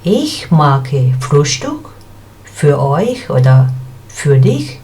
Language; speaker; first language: German; non-native, fluent; Thai